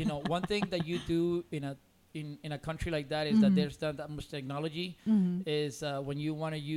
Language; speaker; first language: English; non-native, fluent; Spanish